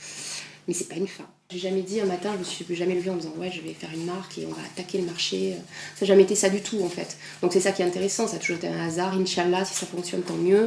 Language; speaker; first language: French; native; French